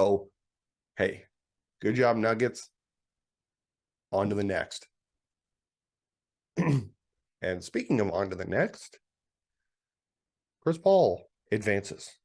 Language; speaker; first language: English; native; English